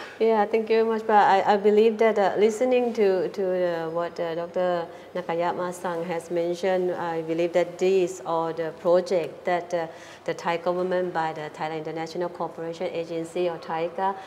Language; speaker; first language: English; non-native, fluent; Thai